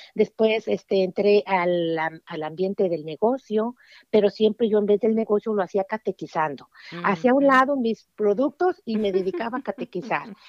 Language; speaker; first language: Spanish; native; Spanish